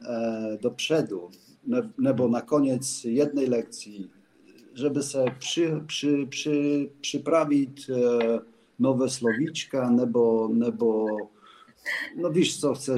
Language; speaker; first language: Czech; non-native, learner; Polish